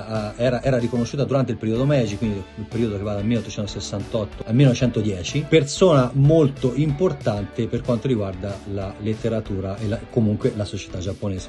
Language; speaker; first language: Italian; native; Italian